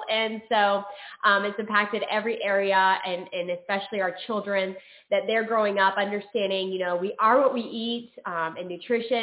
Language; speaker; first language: English; native; English